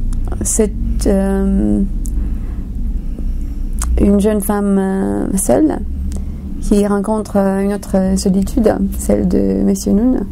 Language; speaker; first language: French; non-native, fluent; Romanian